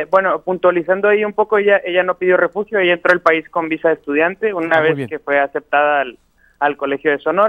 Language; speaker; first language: Spanish; native; Spanish